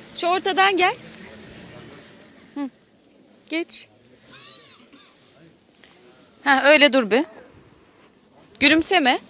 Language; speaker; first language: Turkish; native; Turkish